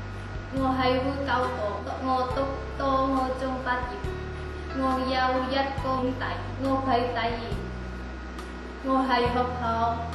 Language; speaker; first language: Cantonese; non-native, learner; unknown